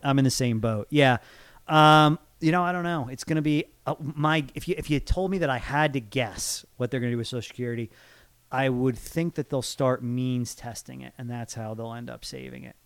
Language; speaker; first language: English; native; English